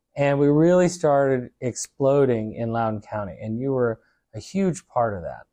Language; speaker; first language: English; native; English